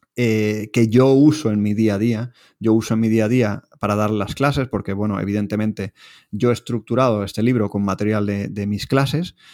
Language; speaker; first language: Spanish; native; Spanish